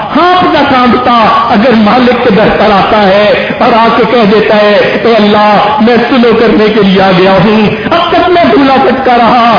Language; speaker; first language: Urdu; non-native, local second language; Punjabi